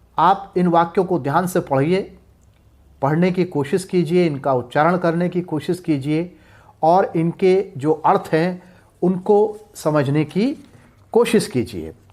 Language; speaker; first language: Hindi; native; Hindi